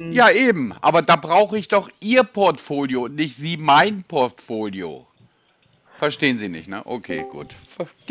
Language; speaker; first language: German; native; German